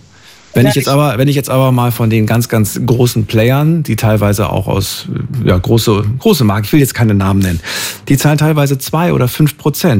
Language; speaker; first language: German; native; German